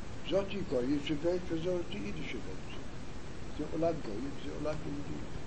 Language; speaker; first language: Hebrew; non-native, fluent; Yiddish